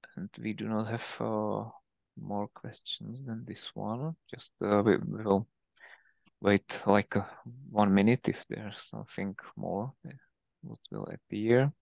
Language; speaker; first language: English; non-native, fluent; Czech